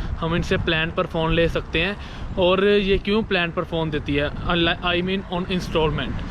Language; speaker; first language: Hindi; non-native, local second language; Punjabi